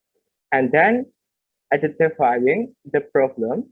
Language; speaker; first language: English; non-native, learner; Indonesian